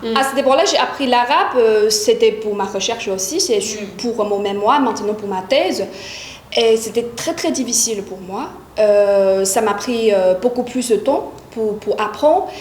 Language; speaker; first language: French; non-native, fluent; Chinese